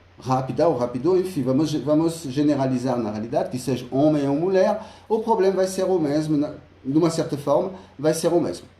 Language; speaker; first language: Portuguese; non-native, fluent; French